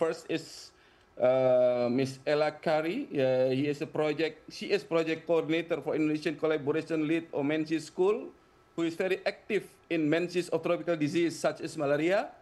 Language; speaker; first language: English; non-native, fluent; Indonesian